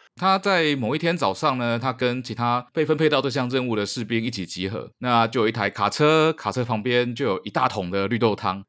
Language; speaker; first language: Chinese; native; Chinese